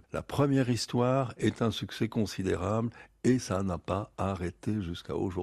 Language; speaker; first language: French; native; French